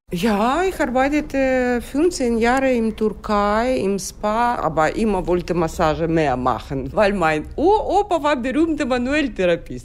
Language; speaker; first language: German; non-native, learner; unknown